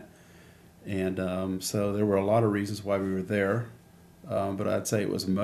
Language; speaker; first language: English; native; English